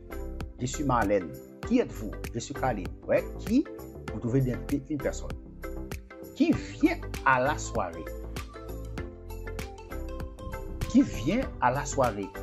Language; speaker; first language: French; non-native, fluent; Portuguese